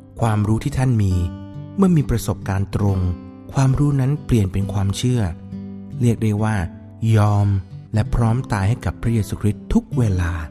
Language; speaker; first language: Thai; native; Thai